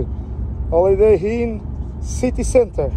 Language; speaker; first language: English; non-native, learner; Portuguese